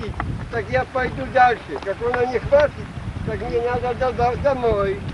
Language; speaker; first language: Russian; non-native, learner; Polish